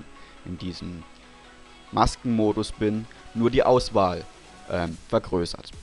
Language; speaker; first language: German; native; German